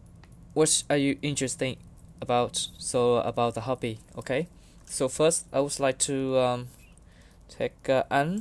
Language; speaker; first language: English; non-native, learner; Vietnamese